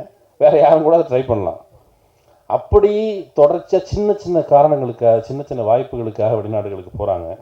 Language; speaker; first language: Tamil; native; Tamil